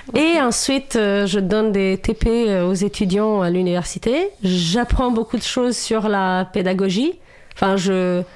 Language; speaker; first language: French; non-native, fluent; Romanian